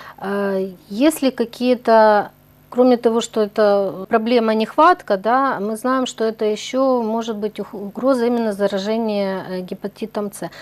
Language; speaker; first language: Russian; native; Russian